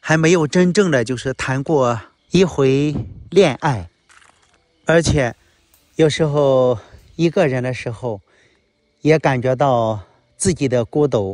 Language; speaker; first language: Chinese; native; Chinese